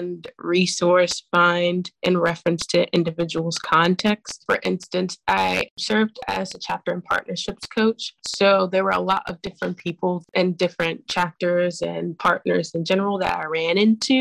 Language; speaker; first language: English; native; English